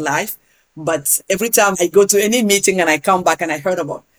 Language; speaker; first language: English; non-native, fluent; Hausa